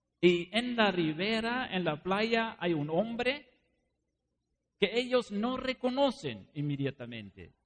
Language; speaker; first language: Spanish; non-native, fluent; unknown